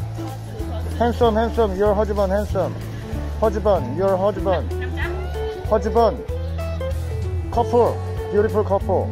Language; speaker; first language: English; non-native, learner; Korean